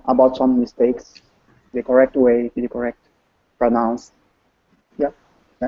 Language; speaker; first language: English; non-native, learner; Portuguese